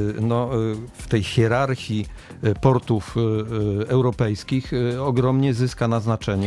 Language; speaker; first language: Polish; native; Polish